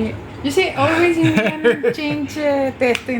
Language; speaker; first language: English; non-native, learner; Spanish